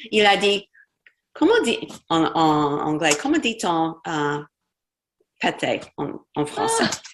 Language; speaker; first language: French; non-native, fluent; English